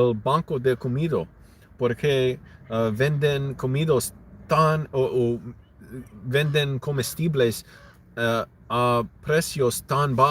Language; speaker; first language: Spanish; non-native, learner; English